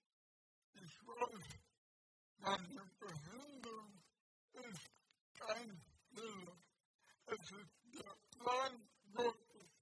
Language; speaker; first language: German; non-native, learner; Russian